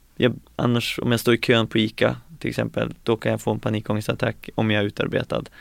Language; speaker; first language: Swedish; native; Swedish